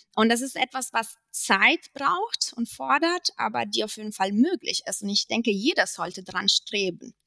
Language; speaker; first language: German; non-native, fluent; Italian